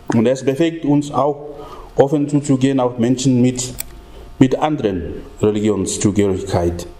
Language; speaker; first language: German; non-native, fluent; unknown